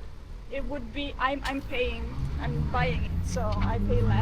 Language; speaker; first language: English; non-native, fluent; Italian